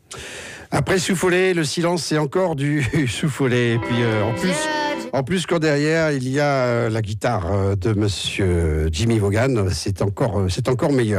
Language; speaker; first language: French; native; French